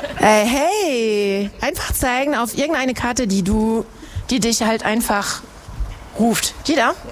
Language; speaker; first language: German; non-native, fluent; French